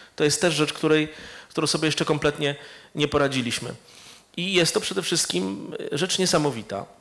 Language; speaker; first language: Polish; native; Polish